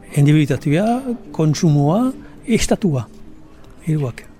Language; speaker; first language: Basque; native; Basque